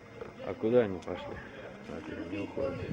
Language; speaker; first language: Russian; native; Russian